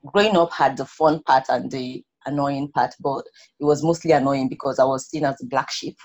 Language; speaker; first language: English; non-native, local second language; Igbo